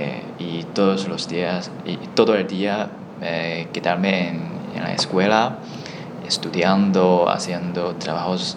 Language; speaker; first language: Spanish; non-native, learner; Chinese